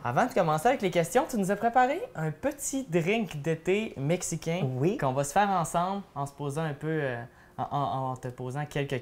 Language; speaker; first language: French; native; French